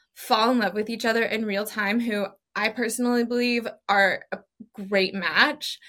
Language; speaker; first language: English; native; English